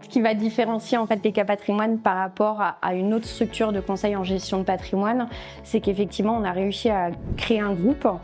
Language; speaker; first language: French; native; French